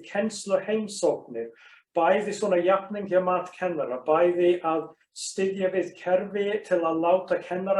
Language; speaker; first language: Icelandic; non-native, fluent; English